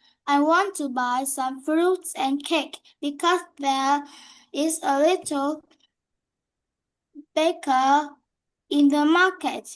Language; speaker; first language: English; non-native, learner; Vietnamese